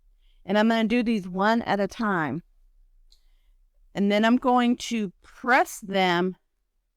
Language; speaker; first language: English; native; English